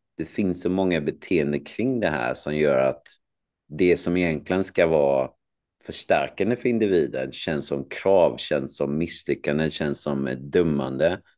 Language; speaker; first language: Swedish; native; Swedish